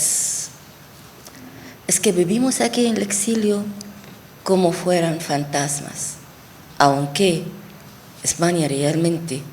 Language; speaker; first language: Spanish; non-native, fluent; Arabic